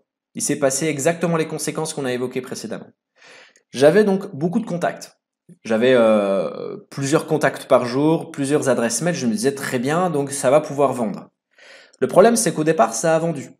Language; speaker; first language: French; native; French